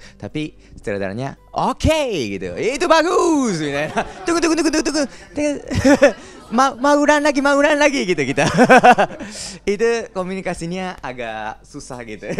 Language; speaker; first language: Indonesian; non-native, fluent; Japanese